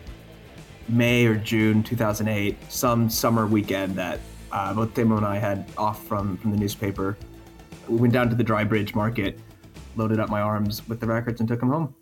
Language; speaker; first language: English; native; English